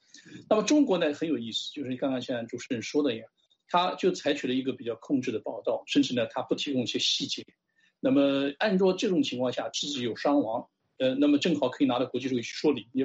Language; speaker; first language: Chinese; native; Chinese